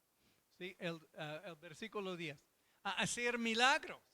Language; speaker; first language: Spanish; non-native, fluent; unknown